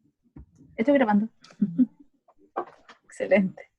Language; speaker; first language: Spanish; native; Spanish